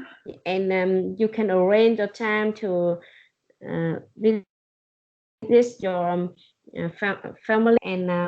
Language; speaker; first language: English; non-native, learner; Vietnamese